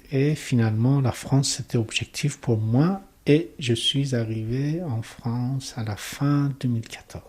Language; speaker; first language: French; non-native, learner; Persian